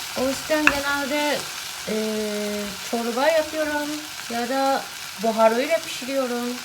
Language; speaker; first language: Turkish; non-native, fluent; Japanese